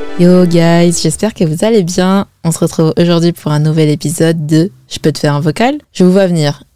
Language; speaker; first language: French; early bilingual, other home language; Chinese